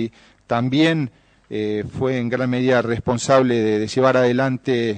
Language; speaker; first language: Spanish; native; Spanish